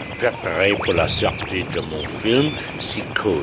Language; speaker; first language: French; non-native, learner; English